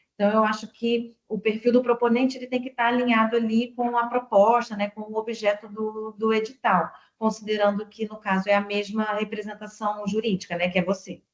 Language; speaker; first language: Portuguese; native; Portuguese